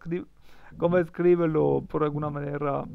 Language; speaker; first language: Spanish; non-native, learner; German